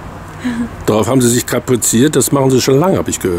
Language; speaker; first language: German; native; German